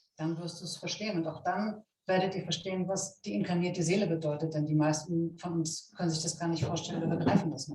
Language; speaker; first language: German; native; German